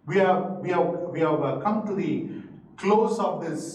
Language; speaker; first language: English; non-native, local second language; Tamil